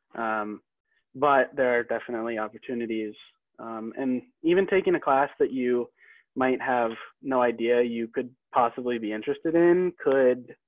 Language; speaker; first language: English; native; English